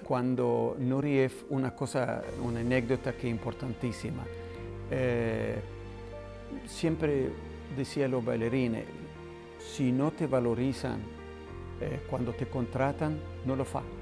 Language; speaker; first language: Italian; non-native, learner; Spanish